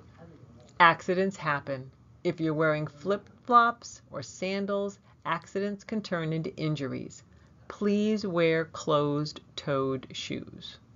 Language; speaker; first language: English; native; English